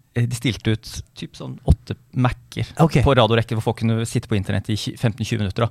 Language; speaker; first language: Norwegian; native; Norwegian